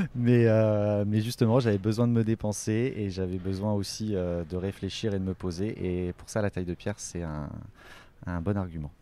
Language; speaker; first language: French; native; French